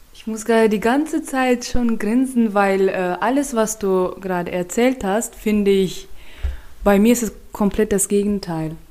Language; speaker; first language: German; non-native, fluent; Turkmen